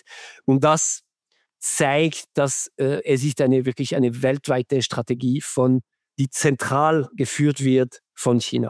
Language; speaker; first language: German; non-native, fluent; French